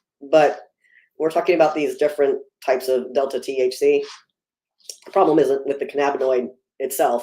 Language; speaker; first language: English; native; English